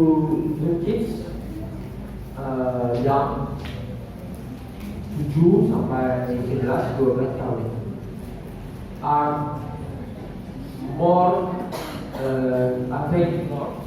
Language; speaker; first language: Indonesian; non-native, learner; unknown